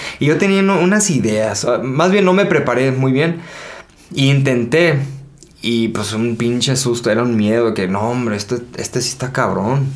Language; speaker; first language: Spanish; early bilingual, heritage; Spanish